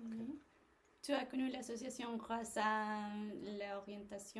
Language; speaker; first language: French; non-native, learner; Spanish